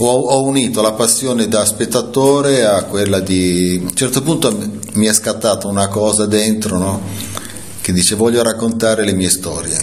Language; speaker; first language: Italian; native; Italian